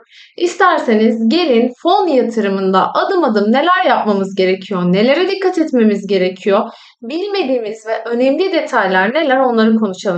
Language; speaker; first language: Turkish; native; Turkish